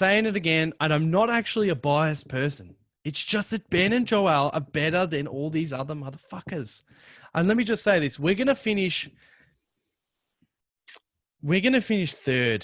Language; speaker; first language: English; native; English